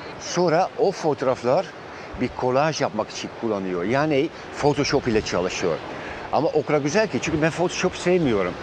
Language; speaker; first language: Turkish; non-native, fluent; Dutch